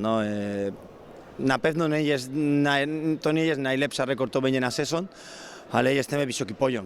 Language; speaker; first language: Polish; non-native, learner; Spanish